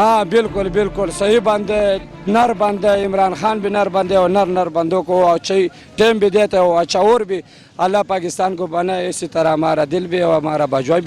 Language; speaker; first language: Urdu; non-native, local second language; Pashto